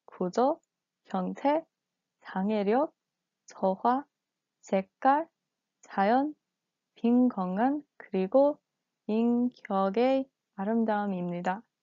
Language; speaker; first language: Korean; non-native, learner; English